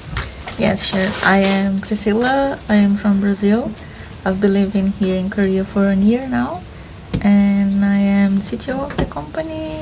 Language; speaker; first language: English; non-native, fluent; Portuguese